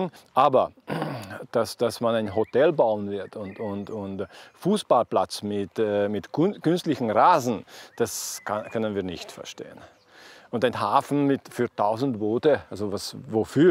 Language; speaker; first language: German; non-native, local second language; Hungarian